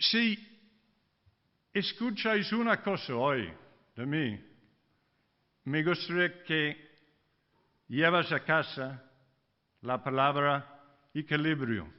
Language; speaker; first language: Spanish; non-native, fluent; English